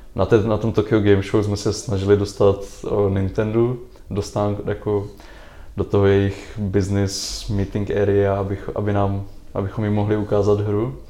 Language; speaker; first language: Czech; native; Czech